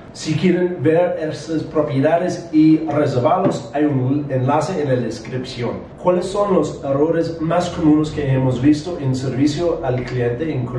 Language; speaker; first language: Spanish; non-native, learner; English